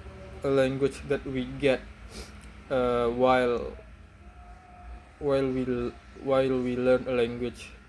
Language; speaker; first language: English; non-native, learner; Indonesian